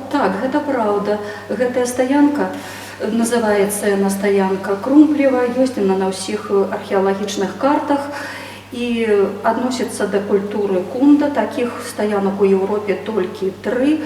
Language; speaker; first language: Belarusian; native; Belarusian